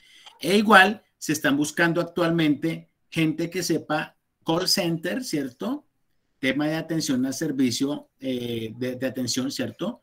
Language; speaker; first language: Spanish; native; Spanish